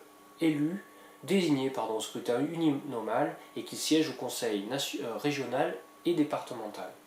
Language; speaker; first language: French; native; French